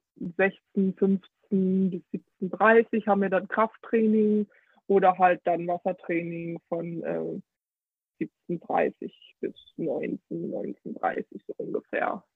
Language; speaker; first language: German; early bilingual, heritage; Danish